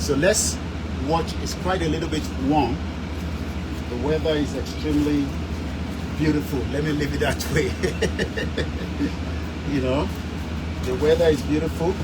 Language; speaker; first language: English; non-native, local second language; Yoruba